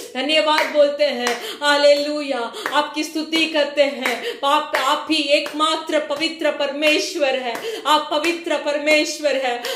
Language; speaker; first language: Hindi; non-native, local second language; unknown